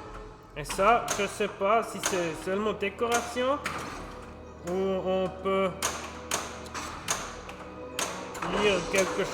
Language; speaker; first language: French; non-native, local second language; German